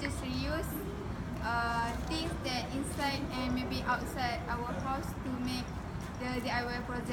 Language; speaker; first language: English; non-native, local second language; Malay